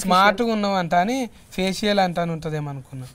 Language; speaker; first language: Telugu; native; Telugu